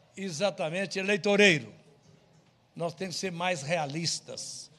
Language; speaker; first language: Portuguese; native; Portuguese